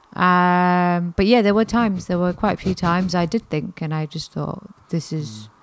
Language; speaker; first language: English; native; English